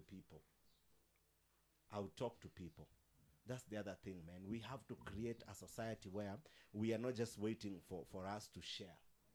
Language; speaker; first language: English; non-native, local second language; Swahili